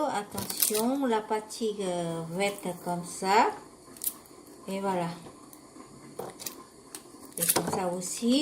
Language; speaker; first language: French; non-native, learner; Vietnamese